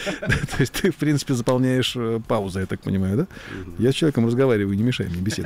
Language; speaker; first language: Russian; native; Russian